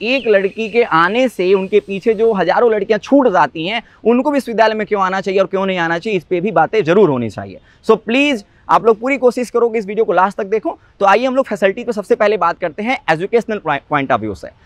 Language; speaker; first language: Hindi; native; Hindi